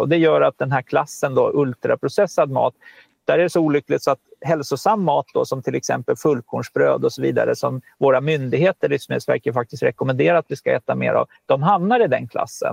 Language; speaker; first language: Swedish; native; Swedish